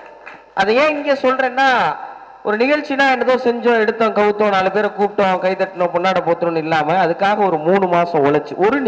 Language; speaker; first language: Tamil; native; Tamil